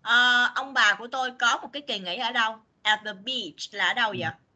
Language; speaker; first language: Vietnamese; native; Vietnamese